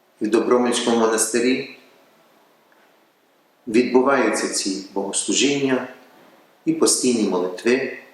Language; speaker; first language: Ukrainian; early bilingual, heritage; Ukrainian